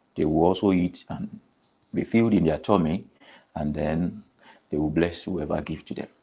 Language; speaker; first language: English; non-native, local second language; Yoruba